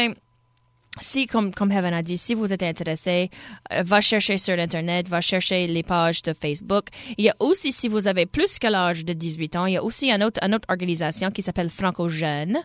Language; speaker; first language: French; native; French